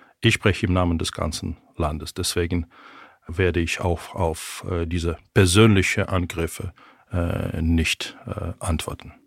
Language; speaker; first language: German; non-native, fluent; Ukrainian